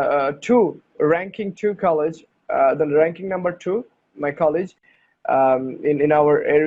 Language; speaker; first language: English; non-native, learner; Bangla